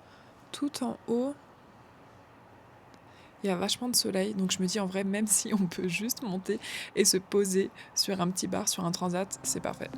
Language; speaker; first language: French; native; French